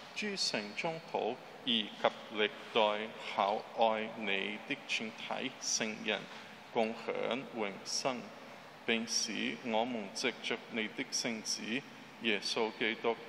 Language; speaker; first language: Chinese; non-native, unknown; Portuguese